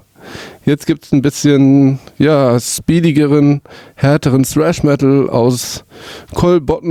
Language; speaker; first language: German; native; German